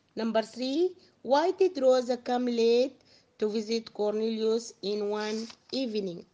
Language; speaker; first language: English; non-native, fluent; Arabic